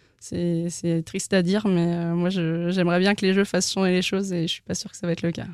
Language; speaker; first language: French; native; French